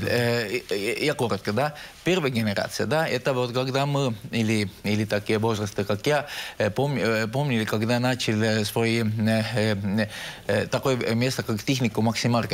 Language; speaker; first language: Russian; non-native, local second language; Estonian